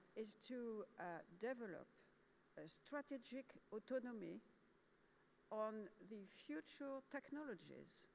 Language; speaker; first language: English; non-native, fluent; French